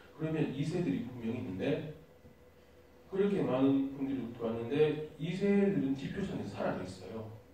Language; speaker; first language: Korean; native; Korean